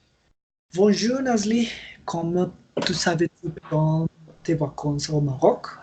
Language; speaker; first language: French; non-native, learner; Spanish